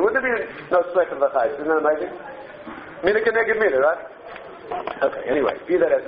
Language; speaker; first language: English; native; English